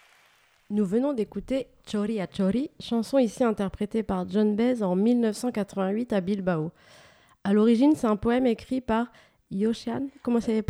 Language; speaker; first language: French; native; French